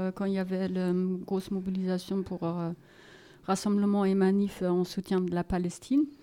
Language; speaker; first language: French; non-native, fluent; German